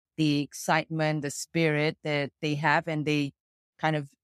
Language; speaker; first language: English; non-native, fluent; Indonesian